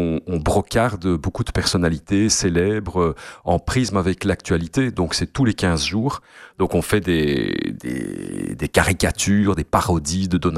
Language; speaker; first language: French; native; French